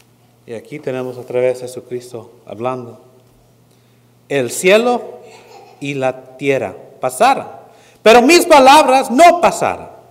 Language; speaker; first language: Spanish; non-native, fluent; English